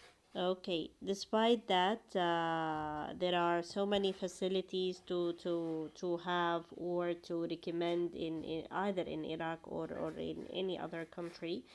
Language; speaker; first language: English; non-native, fluent; Arabic